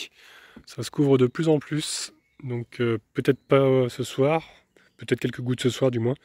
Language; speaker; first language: French; native; French